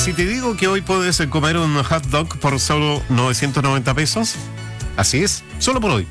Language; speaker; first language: Spanish; native; Spanish